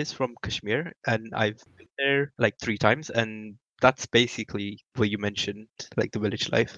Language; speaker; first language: English; non-native, local second language; Urdu